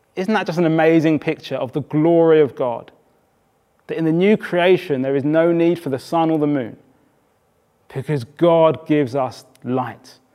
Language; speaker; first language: English; native; English